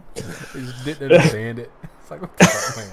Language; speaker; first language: English; native; English